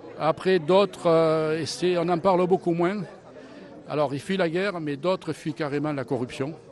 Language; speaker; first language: French; native; French